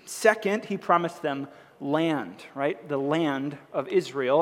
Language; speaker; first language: English; native; English